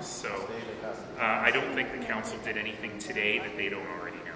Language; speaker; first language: English; native; English